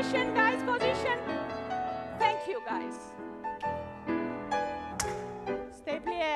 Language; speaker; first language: English; non-native, learner; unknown